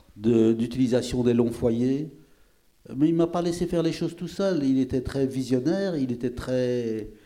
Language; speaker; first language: French; native; French